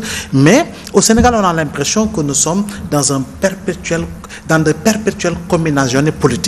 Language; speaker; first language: French; non-native, local second language; Wolof